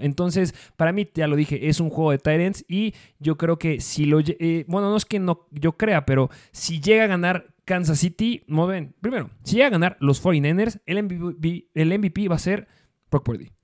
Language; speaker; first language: Spanish; native; Spanish